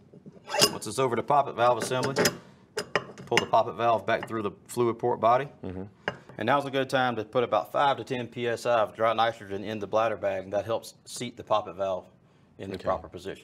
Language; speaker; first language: English; native; English